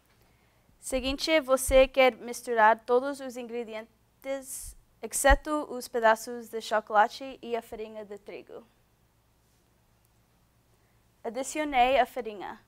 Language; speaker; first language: Portuguese; non-native, learner; English